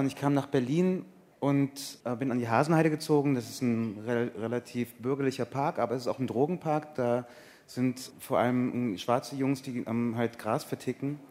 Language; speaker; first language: German; early bilingual, other home language; Persian